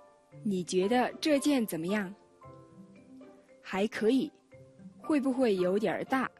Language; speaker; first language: Chinese; non-native, fluent; Mongolian